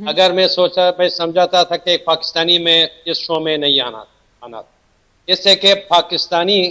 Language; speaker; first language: Hindi; non-native, learner; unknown